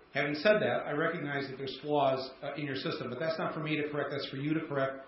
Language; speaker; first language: English; native; English